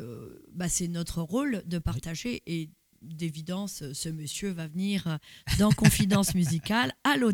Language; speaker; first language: French; native; French